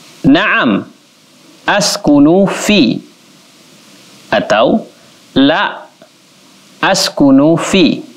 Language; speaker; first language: Arabic; non-native, fluent; Indonesian